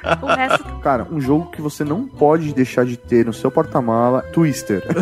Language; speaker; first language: Portuguese; native; Portuguese